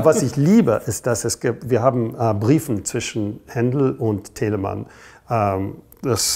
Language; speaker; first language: German; non-native, fluent; English